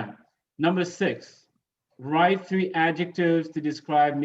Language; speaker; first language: English; native; English